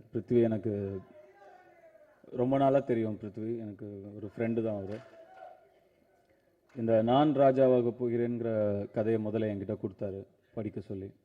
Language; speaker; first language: Tamil; native; Tamil